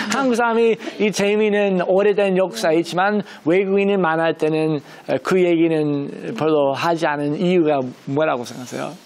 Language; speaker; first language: Korean; non-native, fluent; English